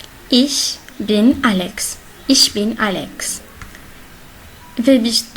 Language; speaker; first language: German; non-native, learner; Arabic